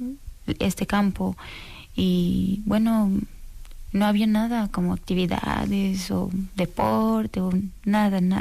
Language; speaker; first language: Spanish; non-native, learner; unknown